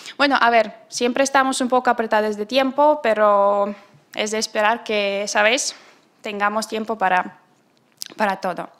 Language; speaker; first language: Spanish; non-native, fluent; Russian